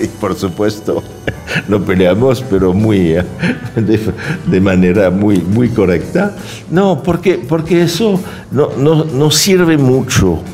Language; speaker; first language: Spanish; non-native, fluent; French